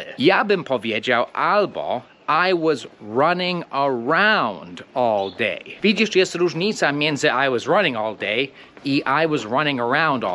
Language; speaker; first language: Polish; non-native, fluent; English